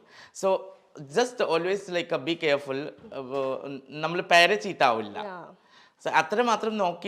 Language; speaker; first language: Malayalam; non-native, local second language; Assamese